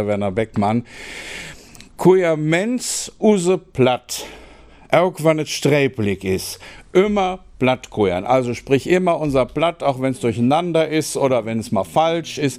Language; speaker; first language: German; native; German